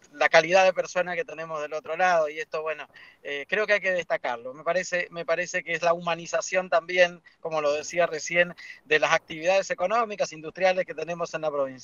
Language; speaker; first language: Spanish; native; Spanish